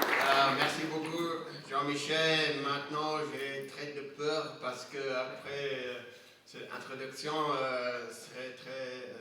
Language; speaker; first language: French; non-native, fluent; English